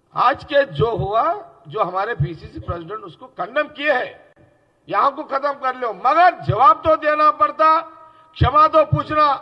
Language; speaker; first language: Hindi; non-native, local second language; Telugu